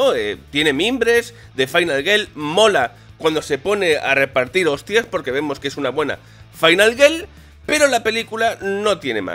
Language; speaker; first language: Spanish; native; Spanish